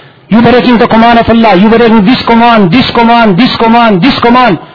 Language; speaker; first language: English; non-native, local second language; Urdu